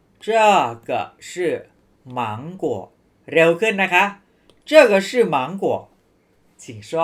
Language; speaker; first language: Chinese; non-native, fluent; Thai